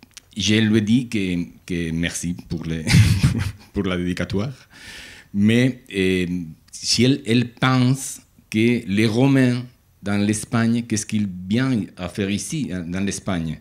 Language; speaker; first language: French; non-native, learner; Spanish